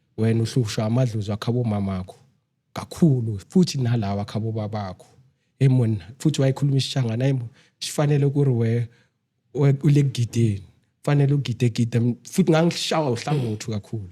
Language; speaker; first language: Zulu; native; Zulu